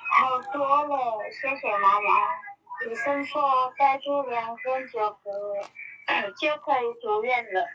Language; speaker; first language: Chinese; non-native, learner; Indonesian